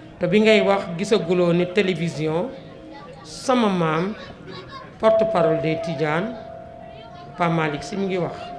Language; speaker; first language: Wolof; native; Wolof